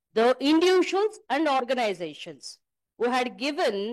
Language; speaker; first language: English; non-native, local second language; Kannada